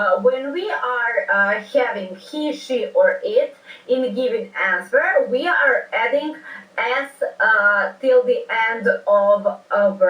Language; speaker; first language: English; non-native, fluent; Serbian